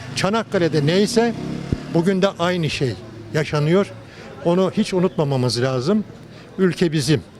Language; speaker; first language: Turkish; native; Turkish